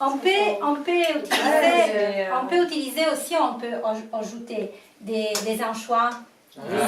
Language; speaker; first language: French; non-native, learner; Italian